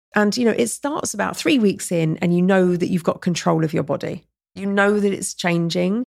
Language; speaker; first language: English; native; English